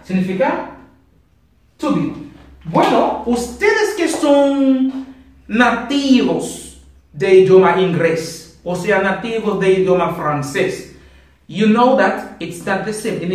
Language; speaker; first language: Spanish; non-native, learner; Haitian Creole